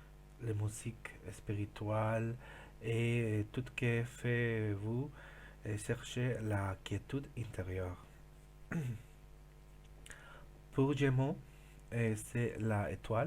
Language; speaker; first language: French; non-native, learner; Spanish